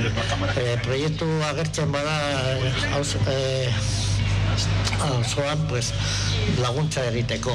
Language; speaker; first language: Basque; non-native, local second language; Spanish